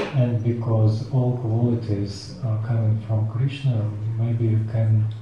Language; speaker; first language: English; non-native, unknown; Russian